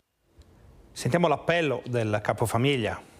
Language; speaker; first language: Italian; native; Italian